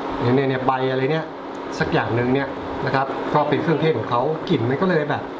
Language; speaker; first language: Thai; native; Thai